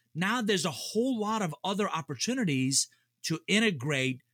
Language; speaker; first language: English; early bilingual, other home language; Persian